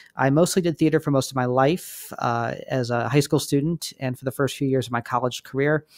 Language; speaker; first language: English; native; English